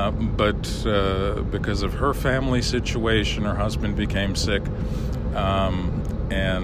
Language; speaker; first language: English; early bilingual, other home language; Lithuanian